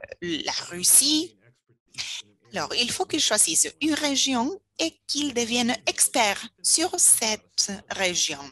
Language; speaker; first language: French; non-native, fluent; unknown